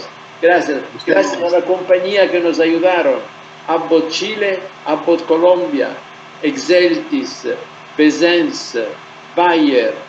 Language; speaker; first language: Spanish; non-native, fluent; Italian